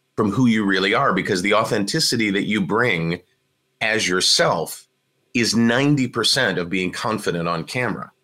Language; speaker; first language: English; native; English